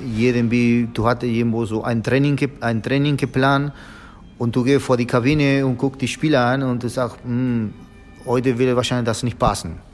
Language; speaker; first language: German; non-native, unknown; Spanish